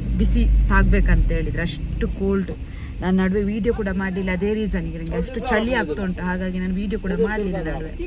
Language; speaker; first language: Kannada; non-native, local second language; Tulu